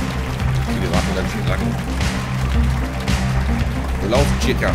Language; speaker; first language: German; native; German